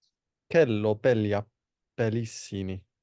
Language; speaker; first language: Finnish; non-native, learner; English